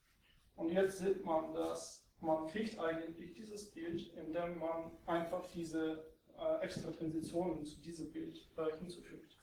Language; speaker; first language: German; non-native, fluent; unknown